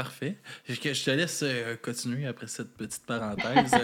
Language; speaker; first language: French; native; French